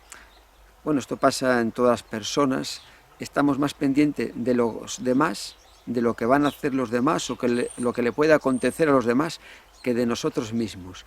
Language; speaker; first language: Spanish; native; Spanish